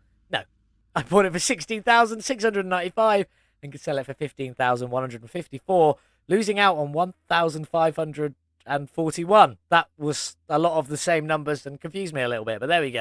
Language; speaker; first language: English; native; English